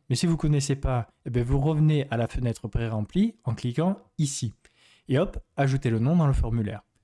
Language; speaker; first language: French; native; French